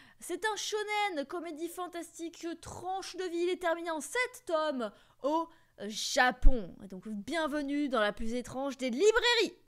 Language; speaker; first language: French; native; French